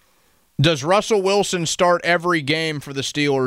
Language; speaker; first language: English; native; English